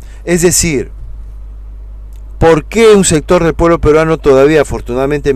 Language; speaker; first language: Spanish; native; Spanish